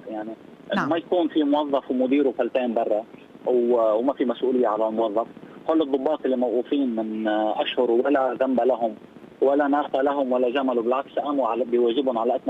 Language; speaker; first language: Arabic; native; Arabic